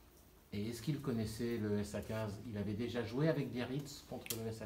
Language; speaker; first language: French; native; French